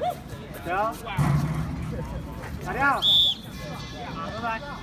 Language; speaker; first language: Chinese; native; Chinese